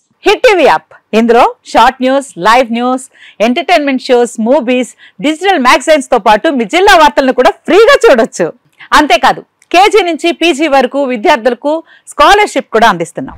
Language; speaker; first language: Telugu; native; Telugu